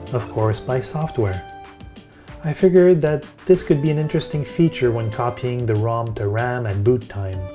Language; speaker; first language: English; native; English